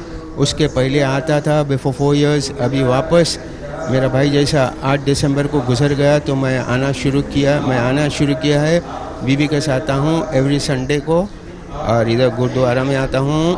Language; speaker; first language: Hindi; non-native, local second language; Sindhi